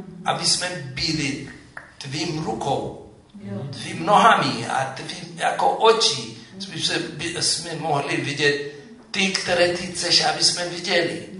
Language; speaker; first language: Czech; non-native, fluent; Amharic